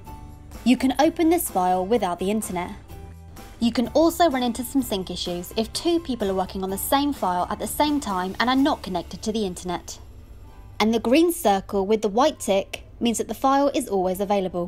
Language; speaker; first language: English; native; English